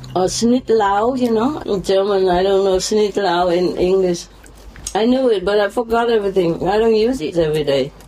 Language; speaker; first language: English; non-native, fluent; Vietnamese